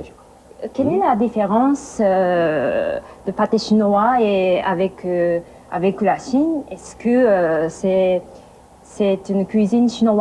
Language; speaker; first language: French; non-native, fluent; Japanese